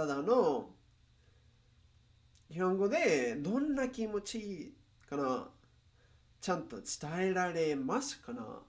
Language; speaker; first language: Japanese; non-native, learner; Spanish